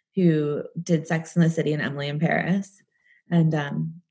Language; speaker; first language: English; native; English